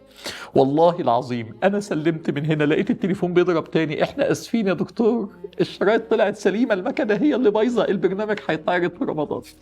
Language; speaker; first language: Arabic; native; Arabic